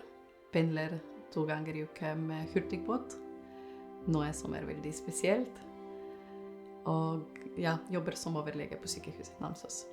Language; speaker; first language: Norwegian; non-native, fluent; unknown